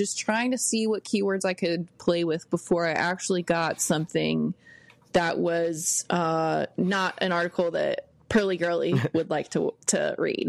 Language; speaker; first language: English; native; English